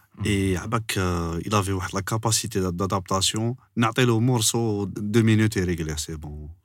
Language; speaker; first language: French; non-native, local second language; Arabic